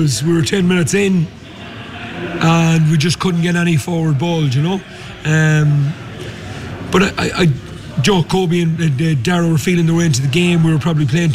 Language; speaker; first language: English; native; English